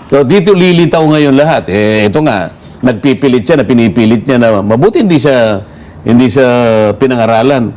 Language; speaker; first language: Filipino; non-native, local second language; Pampanga